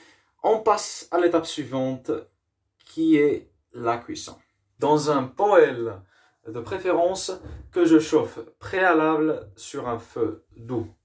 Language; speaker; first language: French; non-native, learner; Arabic